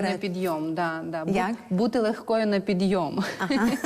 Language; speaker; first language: Ukrainian; native; Ukrainian